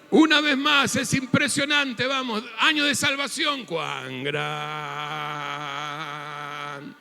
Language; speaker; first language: Spanish; native; Spanish